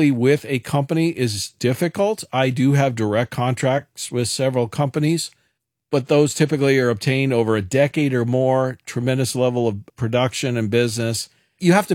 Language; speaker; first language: English; native; English